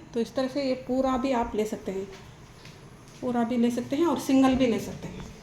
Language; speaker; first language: Hindi; non-native, local second language; Kannada